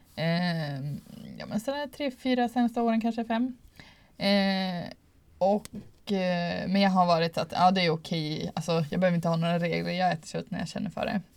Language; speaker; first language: Swedish; native; Swedish